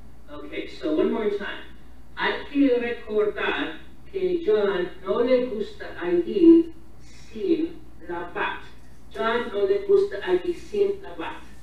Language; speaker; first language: Spanish; non-native, fluent; English